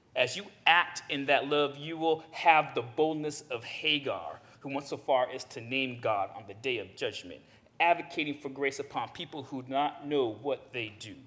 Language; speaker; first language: English; native; English